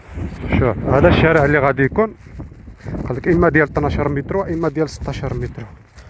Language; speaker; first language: Arabic; native; Arabic